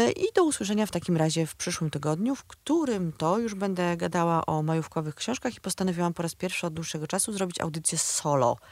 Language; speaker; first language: Polish; native; Polish